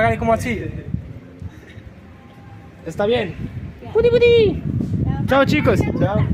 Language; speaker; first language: Spanish; non-native, learner; French